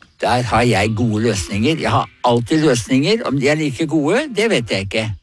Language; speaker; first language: Norwegian; native; Norwegian